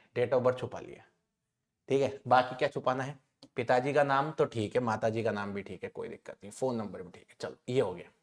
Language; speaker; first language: Hindi; native; Hindi